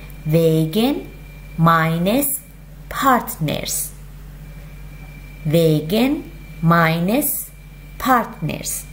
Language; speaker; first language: German; non-native, fluent; Persian